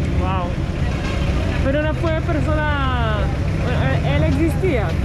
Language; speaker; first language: Spanish; non-native, learner; Polish